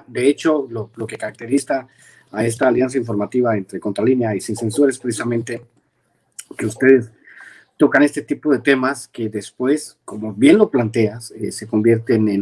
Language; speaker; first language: Spanish; native; Spanish